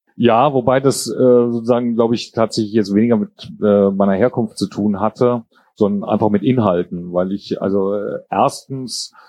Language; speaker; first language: German; native; German